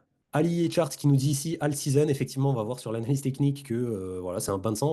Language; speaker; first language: French; native; French